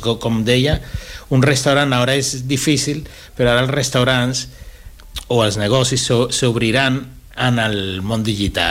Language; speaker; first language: Catalan; non-native, learner; Spanish